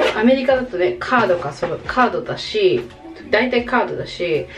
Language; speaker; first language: Japanese; native; Japanese